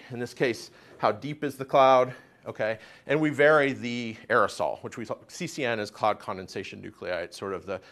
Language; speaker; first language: English; native; English